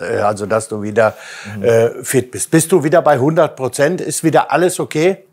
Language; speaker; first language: German; native; German